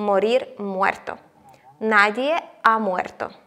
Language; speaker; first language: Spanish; non-native, fluent; Ukrainian